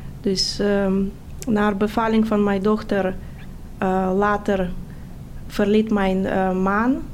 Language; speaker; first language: Dutch; non-native, fluent; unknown